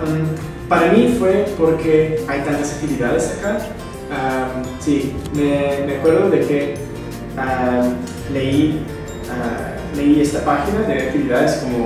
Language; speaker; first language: Spanish; non-native, fluent; English